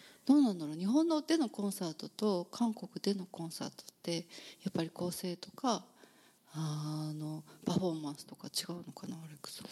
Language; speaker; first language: Japanese; native; Japanese